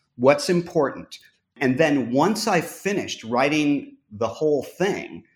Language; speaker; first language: English; native; English